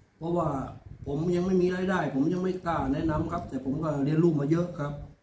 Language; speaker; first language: Thai; native; Thai